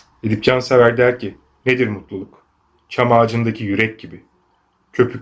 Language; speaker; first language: Turkish; non-native, learner; Chinese